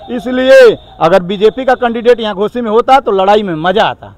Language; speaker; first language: Hindi; native; Hindi